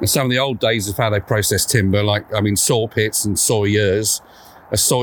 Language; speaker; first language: English; native; English